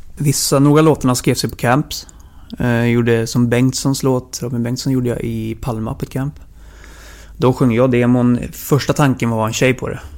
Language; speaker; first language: Swedish; native; Swedish